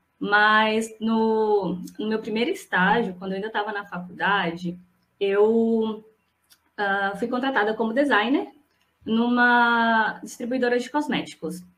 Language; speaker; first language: Portuguese; native; Portuguese